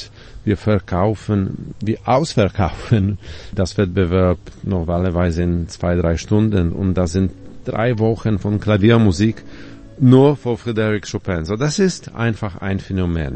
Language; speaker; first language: German; non-native, fluent; Polish